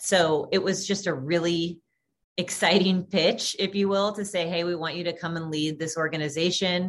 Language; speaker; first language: English; native; English